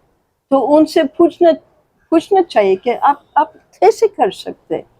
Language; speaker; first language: Hindi; non-native, learner; English